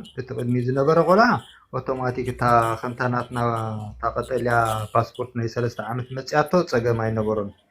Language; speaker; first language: Tigrinya; native; Tigrinya